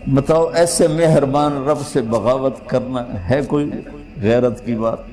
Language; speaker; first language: Urdu; non-native, local second language; Punjabi